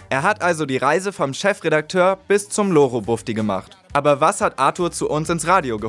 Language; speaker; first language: German; native; German